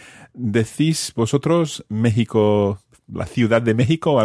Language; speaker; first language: Spanish; non-native, fluent; English